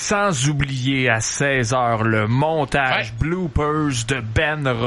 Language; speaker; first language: French; native; French